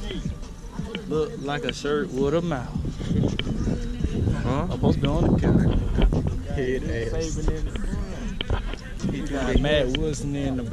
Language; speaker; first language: English; native; English